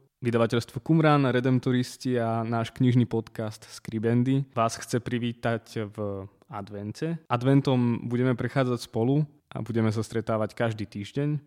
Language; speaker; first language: Slovak; native; Slovak